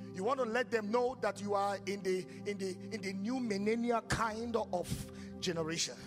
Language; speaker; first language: English; non-native, local second language; Yoruba